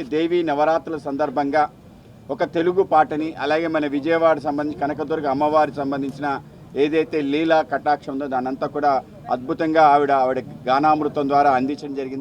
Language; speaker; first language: Telugu; native; Telugu